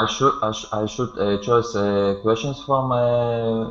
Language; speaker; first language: English; non-native, learner; Spanish